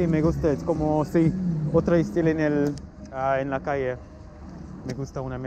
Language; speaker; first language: Spanish; non-native, local second language; English